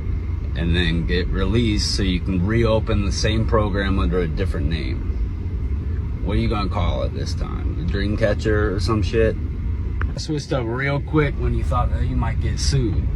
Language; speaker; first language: English; native; English